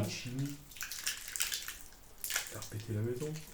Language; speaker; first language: French; native; French